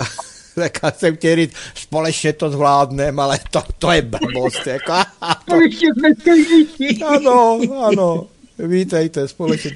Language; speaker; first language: Czech; native; Czech